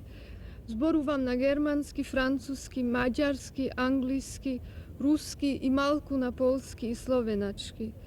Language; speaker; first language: Macedonian; non-native, learner; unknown